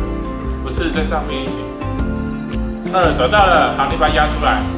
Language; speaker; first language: Chinese; native; Chinese